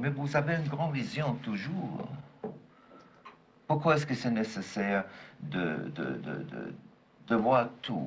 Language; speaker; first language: French; non-native, fluent; German